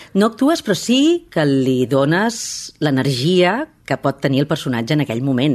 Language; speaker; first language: Catalan; native; Catalan